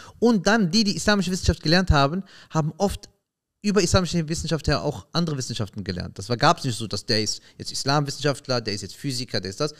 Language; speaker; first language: German; early bilingual, other home language; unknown